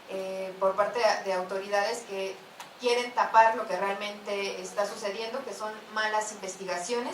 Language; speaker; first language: Spanish; native; Spanish